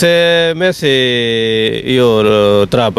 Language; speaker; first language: Italian; non-native, learner; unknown